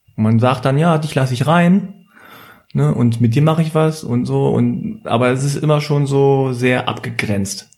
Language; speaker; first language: German; native; German